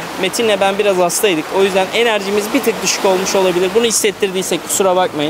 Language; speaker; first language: Turkish; native; Turkish